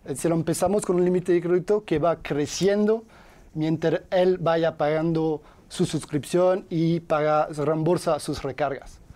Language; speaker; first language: Spanish; non-native, fluent; French